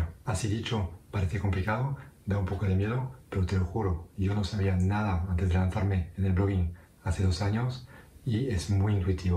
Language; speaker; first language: Spanish; non-native, fluent; French